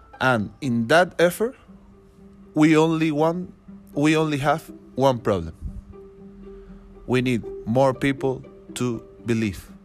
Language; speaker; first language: English; non-native, learner; Spanish